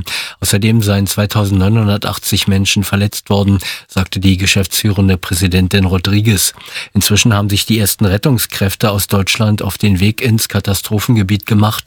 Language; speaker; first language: German; native; German